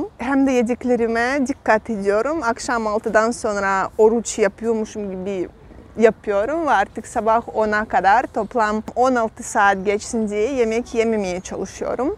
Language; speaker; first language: Turkish; non-native, fluent; Russian